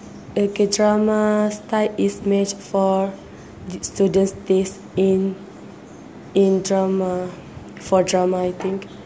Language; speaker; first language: English; non-native, learner; Malay